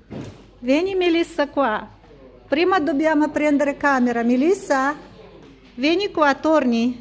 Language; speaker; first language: Italian; non-native, learner; Russian